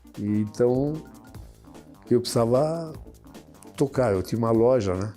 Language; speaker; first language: Portuguese; early bilingual, other home language; Arabic